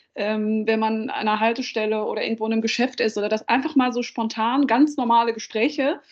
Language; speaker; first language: German; early bilingual, other home language; Dutch